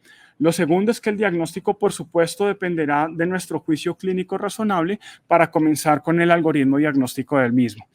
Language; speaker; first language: Spanish; native; Spanish